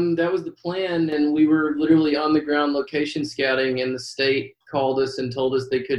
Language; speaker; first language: English; native; English